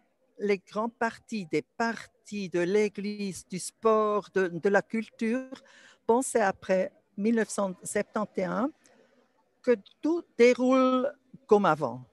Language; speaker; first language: French; non-native, local second language; German